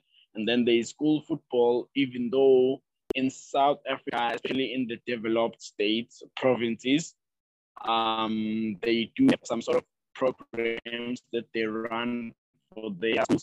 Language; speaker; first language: English; non-native, local second language; Zulu